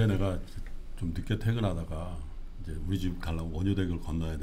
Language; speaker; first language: Korean; native; Korean